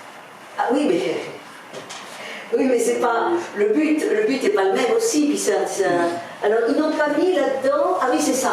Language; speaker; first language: French; native; French